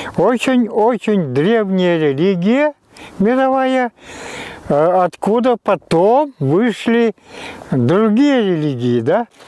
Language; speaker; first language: Russian; non-native, local second language; Yakut